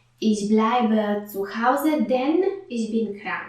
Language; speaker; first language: German; non-native, fluent; Polish